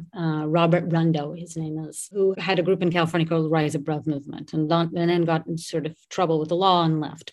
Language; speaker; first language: English; non-native, fluent; Portuguese